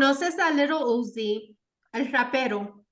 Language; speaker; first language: Spanish; early bilingual, heritage; Spanish